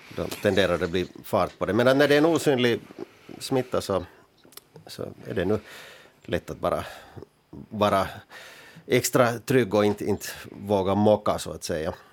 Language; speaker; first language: Swedish; native; Swedish